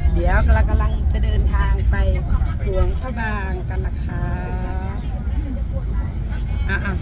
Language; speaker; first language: Thai; native; Thai